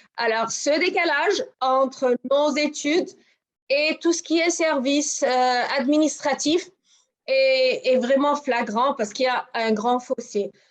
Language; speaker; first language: French; non-native, local second language; Arabic